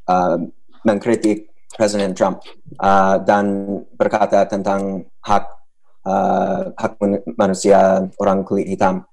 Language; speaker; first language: Indonesian; non-native, fluent; English